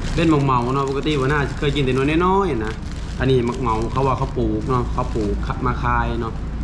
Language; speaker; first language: Thai; native; Thai